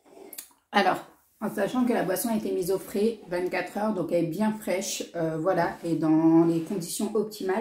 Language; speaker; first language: French; native; French